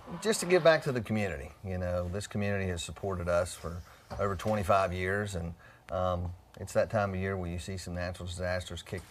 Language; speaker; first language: English; native; English